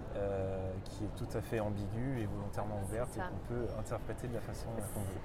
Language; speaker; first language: French; native; French